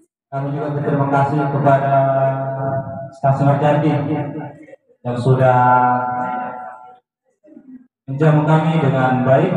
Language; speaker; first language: Indonesian; non-native, local second language; Batak Toba